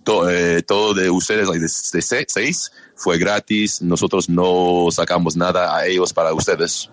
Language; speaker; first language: Spanish; non-native, learner; English